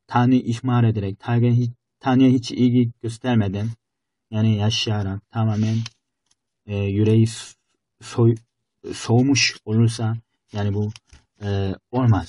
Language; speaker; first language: Turkish; non-native, fluent; Korean